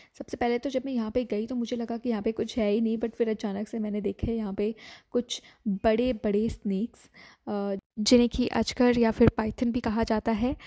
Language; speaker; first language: Hindi; native; Hindi